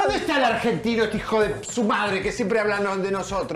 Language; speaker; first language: Spanish; native; Spanish